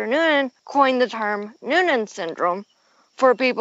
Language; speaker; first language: English; native; English